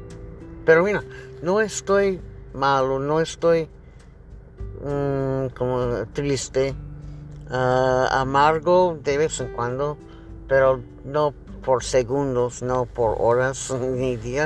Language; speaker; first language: Spanish; early bilingual, heritage; English